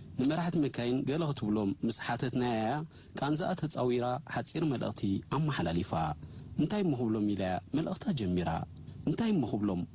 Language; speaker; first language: Tigrinya; native; Tigrinya